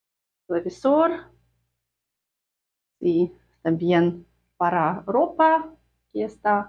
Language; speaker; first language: Spanish; non-native, fluent; Russian